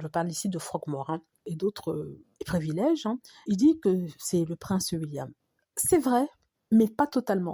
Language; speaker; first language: French; native; French